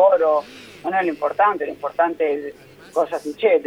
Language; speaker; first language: Italian; early bilingual, heritage; Spanish